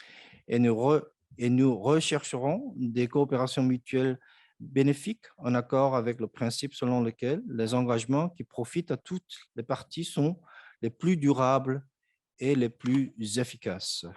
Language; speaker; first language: French; non-native, fluent; Korean